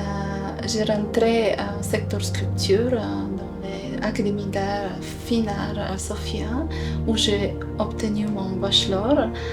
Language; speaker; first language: French; non-native, fluent; Bulgarian